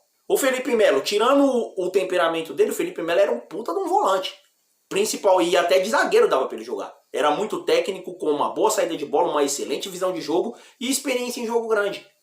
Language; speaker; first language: Portuguese; native; Portuguese